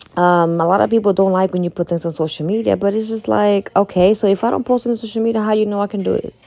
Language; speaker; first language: English; early bilingual, other home language; Spanish